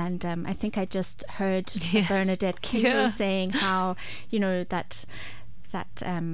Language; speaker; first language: English; native; English